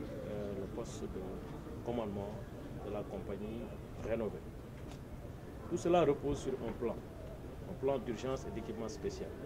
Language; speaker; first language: French; non-native, local second language; Wolof